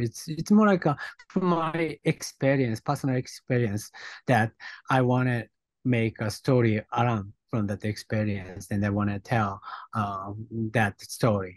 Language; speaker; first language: English; non-native, fluent; Japanese